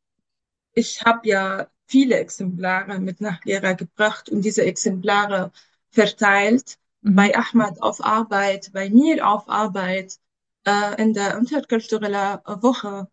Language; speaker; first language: German; non-native, fluent; Arabic